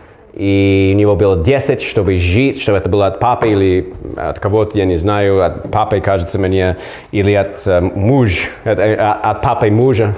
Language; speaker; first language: Russian; non-native, learner; English